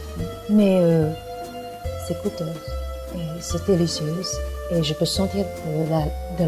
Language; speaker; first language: French; non-native, learner; Chinese